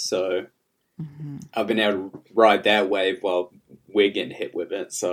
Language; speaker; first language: English; native; English